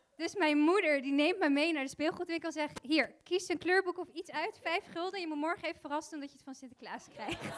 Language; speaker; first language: Dutch; early bilingual, other home language; Bosnian